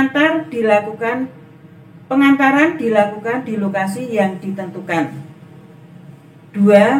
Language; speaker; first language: Indonesian; native; Indonesian